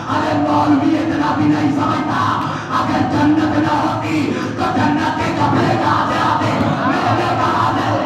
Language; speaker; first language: Urdu; native; Urdu